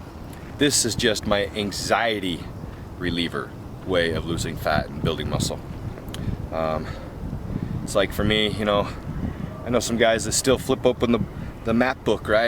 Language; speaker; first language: English; native; English